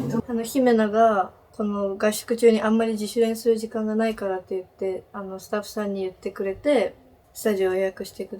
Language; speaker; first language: Japanese; native; Japanese